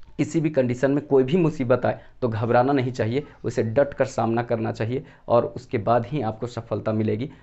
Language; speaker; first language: Hindi; native; Hindi